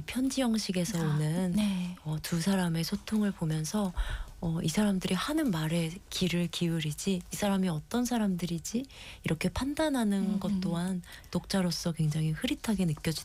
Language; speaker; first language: Korean; native; Korean